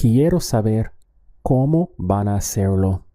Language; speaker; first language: Spanish; non-native, fluent; English